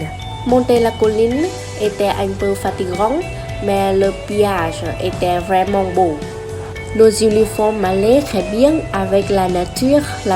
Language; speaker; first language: French; non-native, learner; Vietnamese